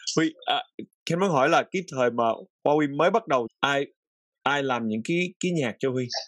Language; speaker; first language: Vietnamese; early bilingual, heritage; Vietnamese